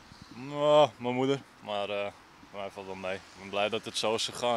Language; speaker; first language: Dutch; native; Dutch